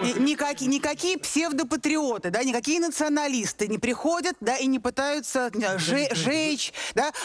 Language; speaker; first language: Russian; native; Russian